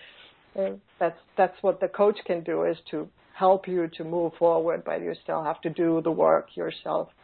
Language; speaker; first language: English; non-native, fluent; Finnish